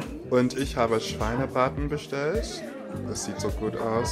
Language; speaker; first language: German; non-native, fluent; English